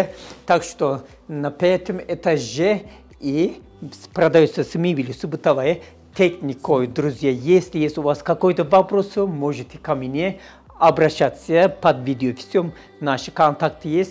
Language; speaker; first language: Russian; non-native, learner; Turkish